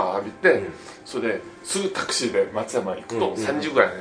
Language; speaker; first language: Japanese; native; Japanese